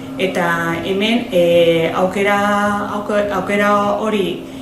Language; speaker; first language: Basque; non-native, local second language; Spanish